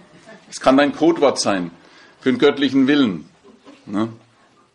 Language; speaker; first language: German; native; German